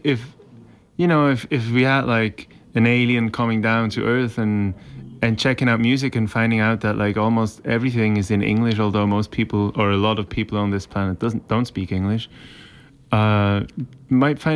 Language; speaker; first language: English; non-native, fluent; Swiss German